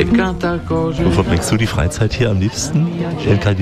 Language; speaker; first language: German; native; German